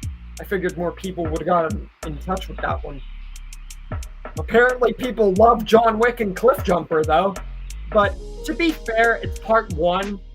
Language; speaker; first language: English; native; English